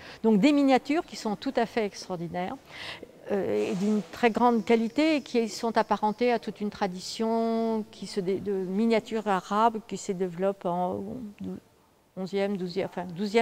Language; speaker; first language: French; native; French